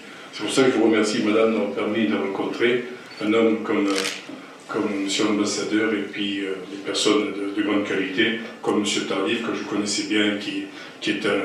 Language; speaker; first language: French; native; French